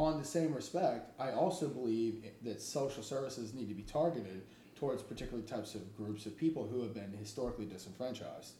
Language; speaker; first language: English; native; English